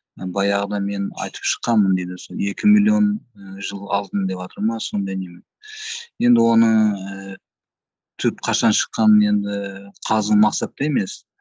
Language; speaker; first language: Kazakh; native; Kazakh